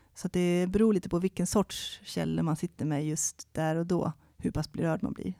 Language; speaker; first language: Swedish; native; Swedish